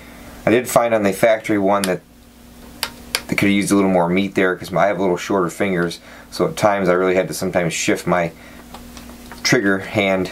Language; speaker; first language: English; native; English